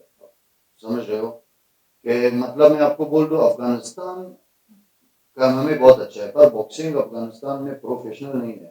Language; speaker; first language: Hindi; non-native, fluent; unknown